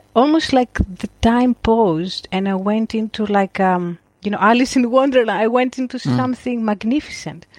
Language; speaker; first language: English; non-native, fluent; Greek